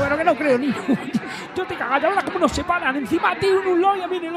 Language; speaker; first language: Spanish; native; Spanish